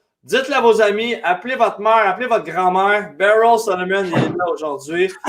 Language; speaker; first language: French; native; French